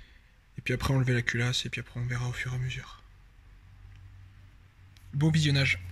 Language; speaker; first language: French; native; French